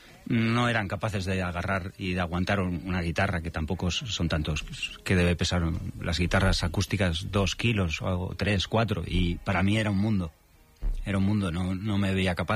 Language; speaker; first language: Spanish; native; Spanish